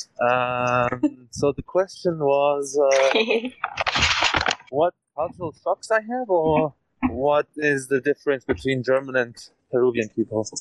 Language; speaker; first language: English; non-native, learner; German